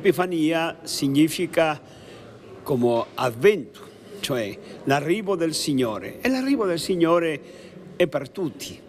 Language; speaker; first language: Italian; non-native, fluent; Portuguese